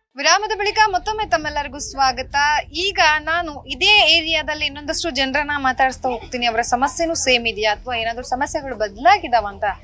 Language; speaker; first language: Kannada; native; Kannada